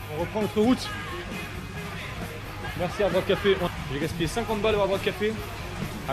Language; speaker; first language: French; native; French